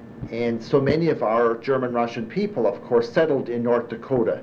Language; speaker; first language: English; early bilingual, other home language; German